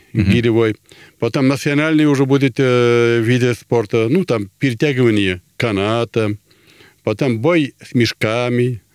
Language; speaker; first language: Russian; non-native, local second language; Tatar